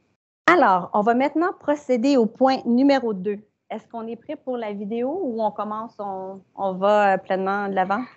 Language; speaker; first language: French; native; French